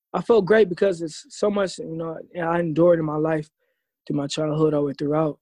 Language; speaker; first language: English; native; English